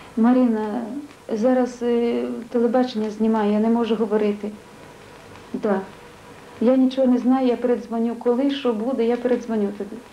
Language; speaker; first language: Ukrainian; native; Ukrainian